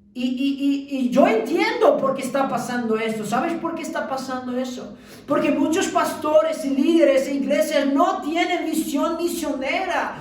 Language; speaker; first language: Spanish; early bilingual, other home language; Romanian